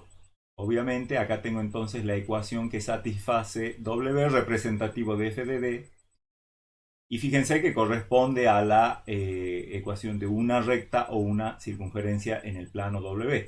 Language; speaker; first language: Spanish; native; Spanish